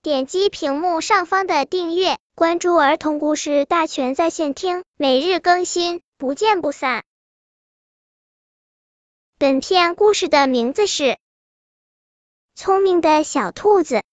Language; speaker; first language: Chinese; native; Chinese